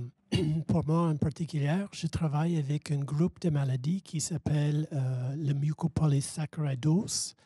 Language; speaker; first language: French; non-native, fluent; English